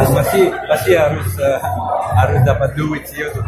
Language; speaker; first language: Indonesian; non-native, fluent; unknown